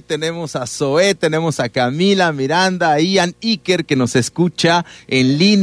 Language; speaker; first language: Spanish; native; Spanish